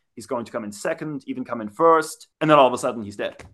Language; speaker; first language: English; non-native, fluent; German